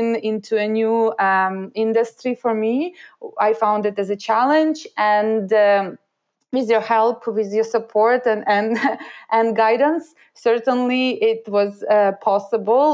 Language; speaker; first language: English; non-native, fluent; Ukrainian